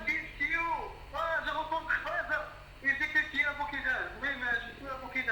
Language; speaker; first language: French; non-native, learner; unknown